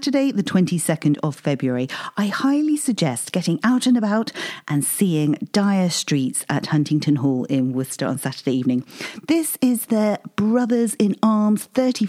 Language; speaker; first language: English; native; English